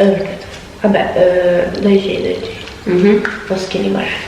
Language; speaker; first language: Albanian; early bilingual, heritage; Albanian